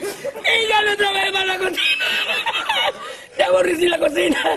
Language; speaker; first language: Spanish; native; Spanish